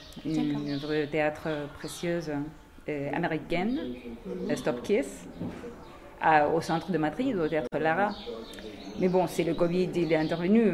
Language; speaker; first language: French; non-native, fluent; Spanish